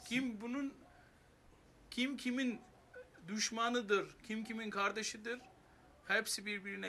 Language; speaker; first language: Turkish; non-native, fluent; Armenian